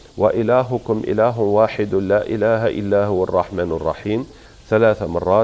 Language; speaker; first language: Arabic; native; Arabic